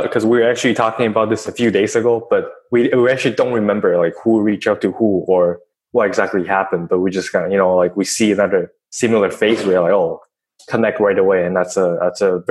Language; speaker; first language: English; non-native, fluent; Chinese